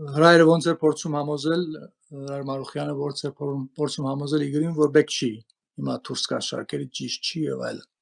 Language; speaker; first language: Armenian; early bilingual, heritage; Armenian